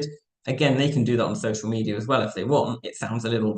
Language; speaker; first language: English; native; English